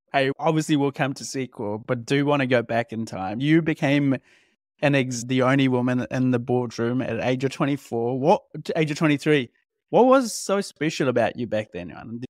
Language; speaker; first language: English; native; English